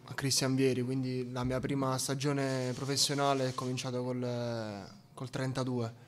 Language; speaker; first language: Italian; native; Italian